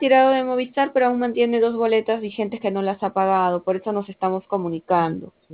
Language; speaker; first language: Spanish; native; Spanish